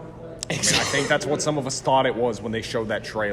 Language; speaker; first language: English; native; English